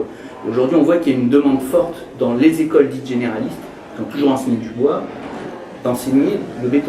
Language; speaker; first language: French; native; French